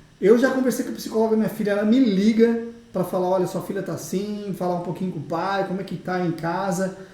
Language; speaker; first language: Portuguese; native; Portuguese